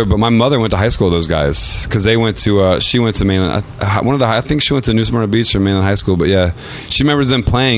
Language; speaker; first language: English; native; English